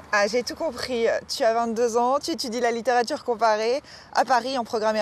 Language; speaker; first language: French; native; French